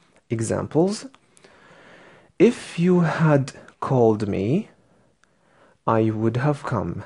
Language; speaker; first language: English; non-native, fluent; Arabic